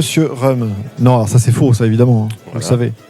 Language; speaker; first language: French; native; French